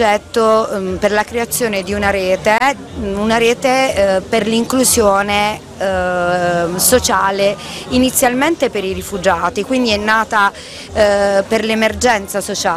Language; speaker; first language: Italian; native; Italian